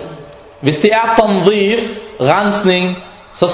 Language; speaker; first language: Danish; non-native, fluent; Arabic